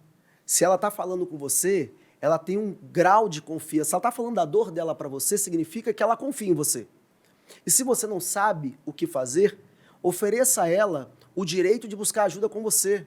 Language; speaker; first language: Portuguese; native; Portuguese